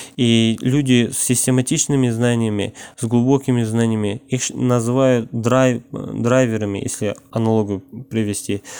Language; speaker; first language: Russian; non-native, local second language; Kazakh